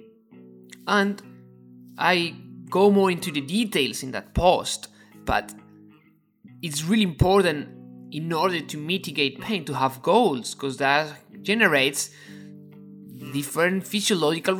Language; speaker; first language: English; non-native, fluent; Spanish